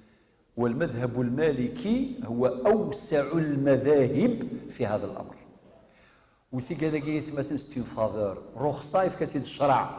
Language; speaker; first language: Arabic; non-native, local second language; Kabyle